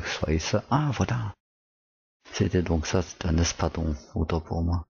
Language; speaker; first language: French; native; French